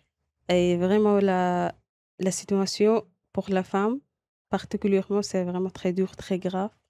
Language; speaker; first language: French; non-native, learner; Arabic